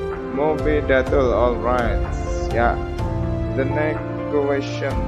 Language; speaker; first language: English; non-native, fluent; Indonesian